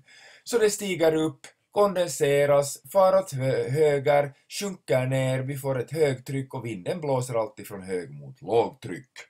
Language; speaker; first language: Swedish; native; Swedish